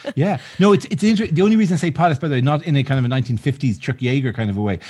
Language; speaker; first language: English; native; English